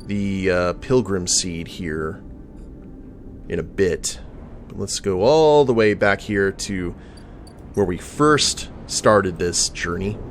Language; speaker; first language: English; native; English